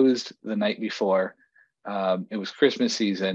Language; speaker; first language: English; native; English